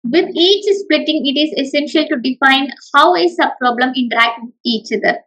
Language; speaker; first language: English; non-native, local second language; Malayalam